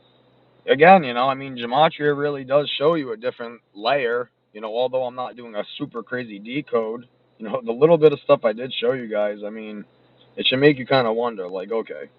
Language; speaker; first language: English; native; English